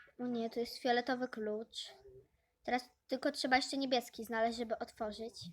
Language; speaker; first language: Polish; native; Polish